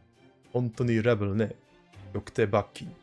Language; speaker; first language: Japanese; non-native, learner; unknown